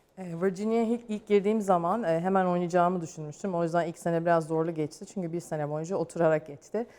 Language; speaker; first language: Turkish; native; Turkish